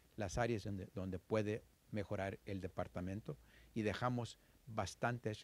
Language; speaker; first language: Spanish; early bilingual, heritage; Spanish